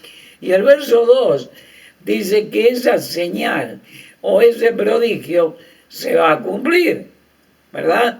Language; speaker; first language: Spanish; native; Spanish